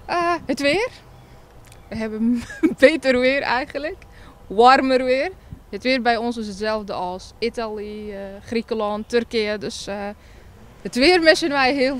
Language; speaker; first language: Dutch; non-native, fluent; Arabic